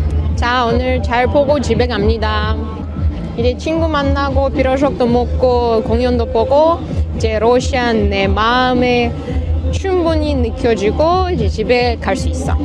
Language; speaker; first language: Korean; non-native, learner; Russian